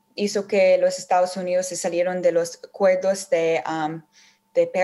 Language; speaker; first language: Spanish; early bilingual, heritage; Spanish